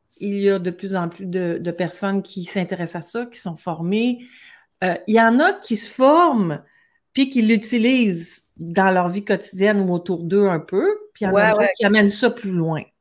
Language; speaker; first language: French; native; French